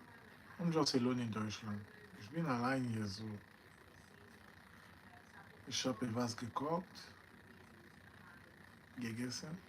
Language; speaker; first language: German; non-native, learner; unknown